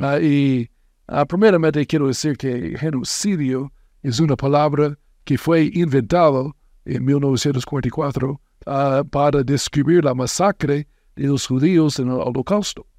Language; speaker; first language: Spanish; non-native, fluent; English